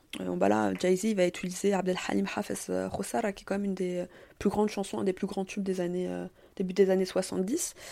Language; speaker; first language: French; native; French